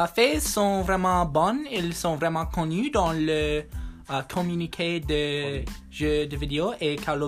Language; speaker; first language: French; non-native, learner; English